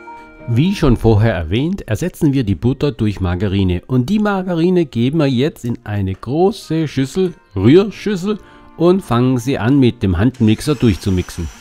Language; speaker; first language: German; native; German